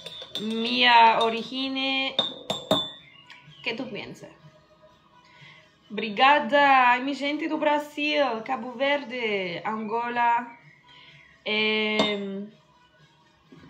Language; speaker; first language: Portuguese; non-native, learner; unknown